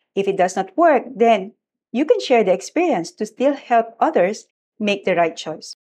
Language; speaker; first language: English; non-native, local second language; Filipino